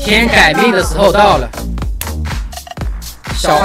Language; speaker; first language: Chinese; native; Chinese